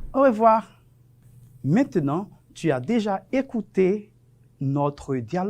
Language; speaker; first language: French; non-native, fluent; Spanish